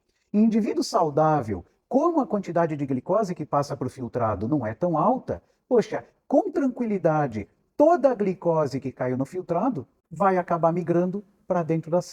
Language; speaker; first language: Portuguese; native; Portuguese